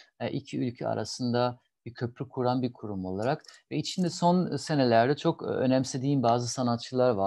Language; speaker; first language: Turkish; non-native, fluent; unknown